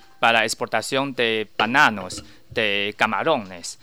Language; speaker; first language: Spanish; non-native, learner; Chinese